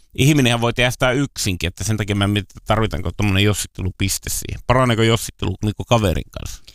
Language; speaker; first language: Finnish; native; Finnish